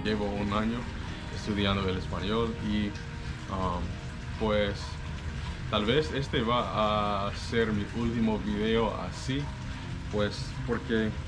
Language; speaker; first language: Spanish; non-native, learner; English